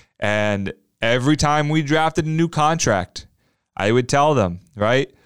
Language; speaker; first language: English; native; English